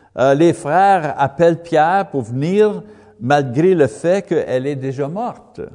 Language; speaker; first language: French; non-native, learner; English